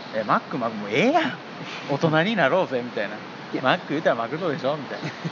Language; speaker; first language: Japanese; native; Japanese